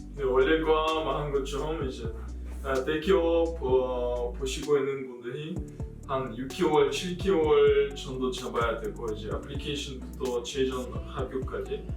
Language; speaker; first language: Korean; non-native, fluent; Russian